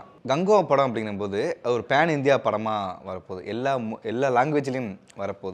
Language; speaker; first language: Tamil; native; Tamil